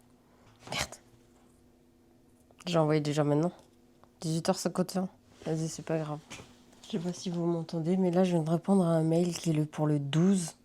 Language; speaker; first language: French; native; French